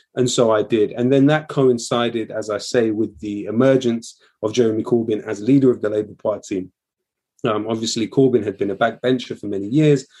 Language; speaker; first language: English; native; English